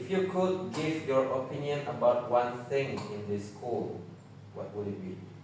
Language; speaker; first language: English; non-native, fluent; Indonesian